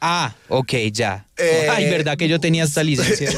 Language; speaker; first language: Spanish; native; Spanish